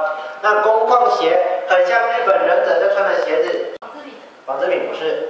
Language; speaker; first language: Chinese; native; Chinese